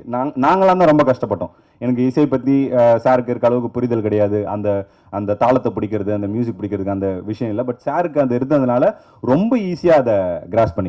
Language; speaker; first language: Tamil; native; Tamil